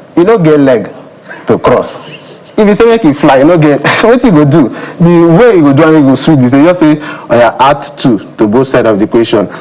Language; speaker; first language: Nigerian Pidgin; native; Nigerian Pidgin